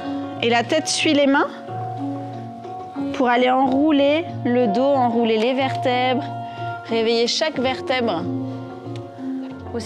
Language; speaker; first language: French; native; French